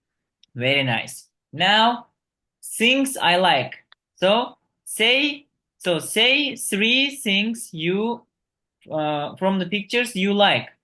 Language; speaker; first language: English; non-native, fluent; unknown